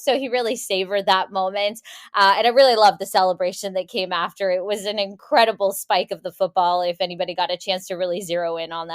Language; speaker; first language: English; native; English